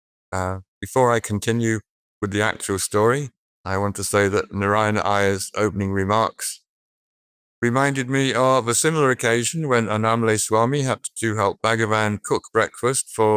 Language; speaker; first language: English; native; English